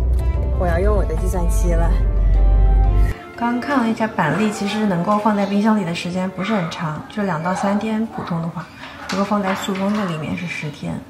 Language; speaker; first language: Chinese; native; Chinese